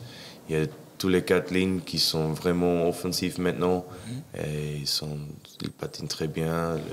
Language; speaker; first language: French; non-native, fluent; English